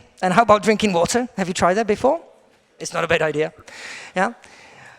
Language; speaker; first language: English; non-native, fluent; Czech